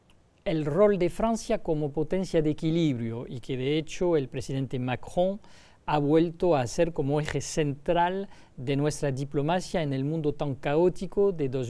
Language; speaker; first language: Spanish; non-native, fluent; French